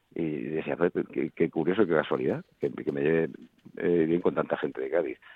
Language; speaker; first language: Spanish; native; Spanish